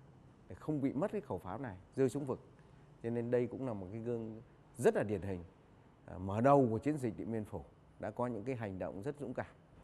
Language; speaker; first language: Vietnamese; native; Vietnamese